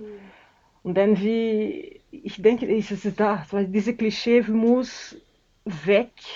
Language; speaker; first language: German; non-native, learner; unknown